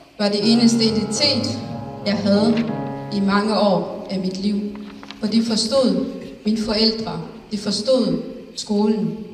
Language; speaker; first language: Danish; early bilingual, other home language; Somali